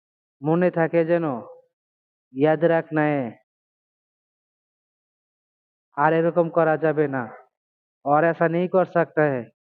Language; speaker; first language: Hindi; non-native, learner; Bangla